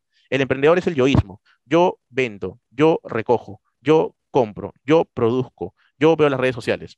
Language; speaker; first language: Spanish; native; Spanish